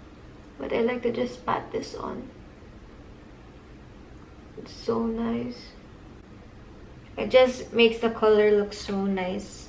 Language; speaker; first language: English; non-native, local second language; Filipino